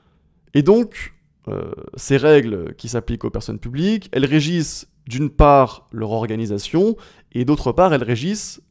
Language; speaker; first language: French; native; French